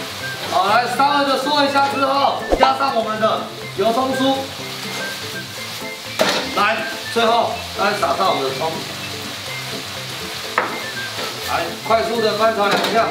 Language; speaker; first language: Chinese; native; Chinese